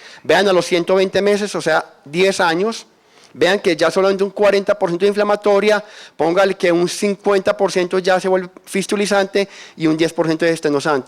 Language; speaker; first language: Spanish; native; Spanish